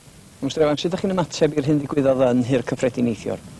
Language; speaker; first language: Welsh; native; Welsh